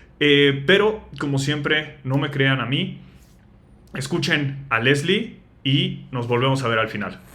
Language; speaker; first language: Spanish; native; Spanish